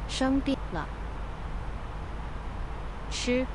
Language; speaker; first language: Chinese; non-native, learner; English